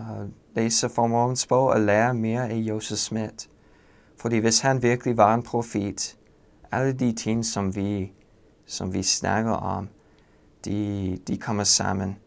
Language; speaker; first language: Danish; non-native, learner; English